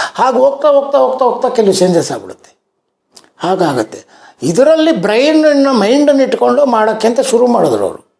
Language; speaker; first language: Kannada; native; Kannada